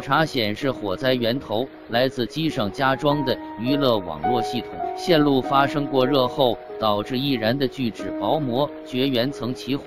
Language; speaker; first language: Chinese; native; Chinese